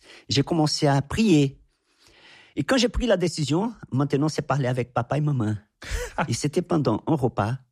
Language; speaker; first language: French; non-native, fluent; Portuguese